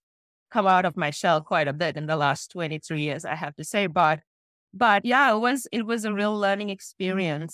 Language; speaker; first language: English; non-native, local second language; Sinhala